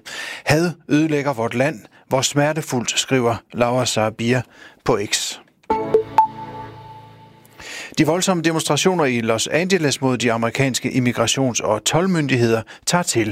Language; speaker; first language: Danish; native; Danish